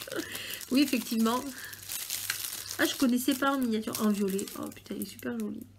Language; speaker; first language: French; native; French